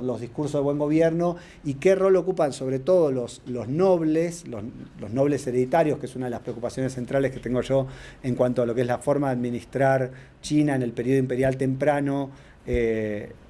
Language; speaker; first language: Spanish; native; Spanish